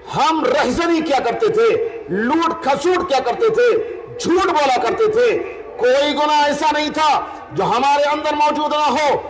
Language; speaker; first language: Urdu; native; Urdu